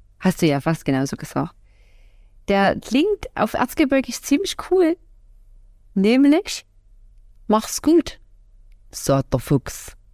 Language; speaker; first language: German; native; German